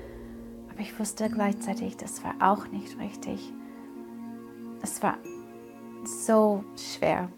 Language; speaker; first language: German; non-native, fluent; English